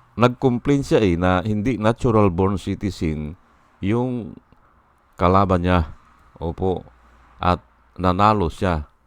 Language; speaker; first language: Filipino; native; Filipino